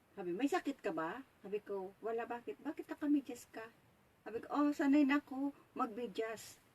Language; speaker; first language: Filipino; native; Filipino